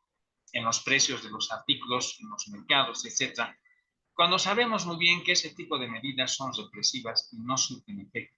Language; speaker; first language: Spanish; native; Spanish